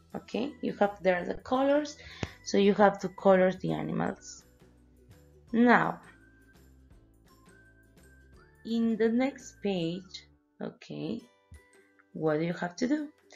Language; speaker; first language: English; non-native, fluent; Spanish